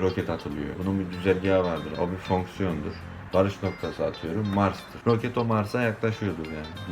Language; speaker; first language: Turkish; native; Turkish